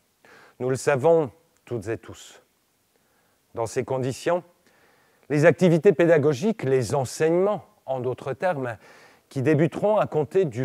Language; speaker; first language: French; native; French